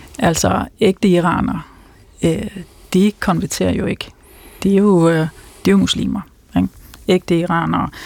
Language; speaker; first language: Danish; early bilingual, other home language; Persian